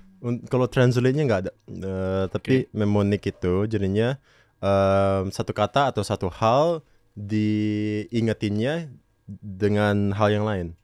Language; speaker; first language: Indonesian; non-native, local second language; English